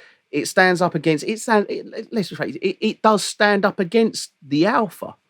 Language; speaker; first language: English; native; English